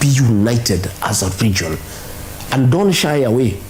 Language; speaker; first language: English; non-native, local second language; Kikuyu